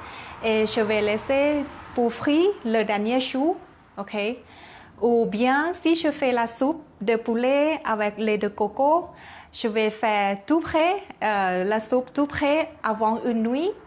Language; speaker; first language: French; non-native, learner; Thai